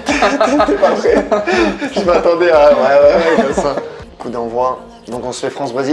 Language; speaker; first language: French; native; French